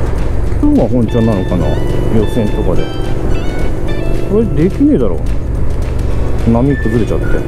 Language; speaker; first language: Japanese; native; Japanese